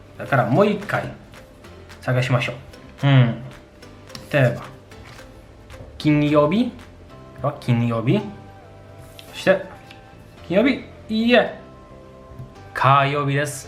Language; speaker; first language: Japanese; non-native, fluent; Polish